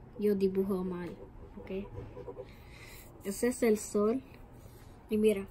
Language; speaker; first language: Spanish; early bilingual, heritage; Spanish